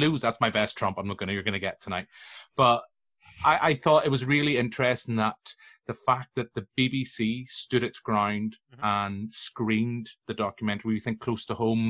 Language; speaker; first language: English; native; English